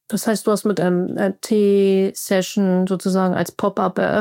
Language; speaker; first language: German; native; German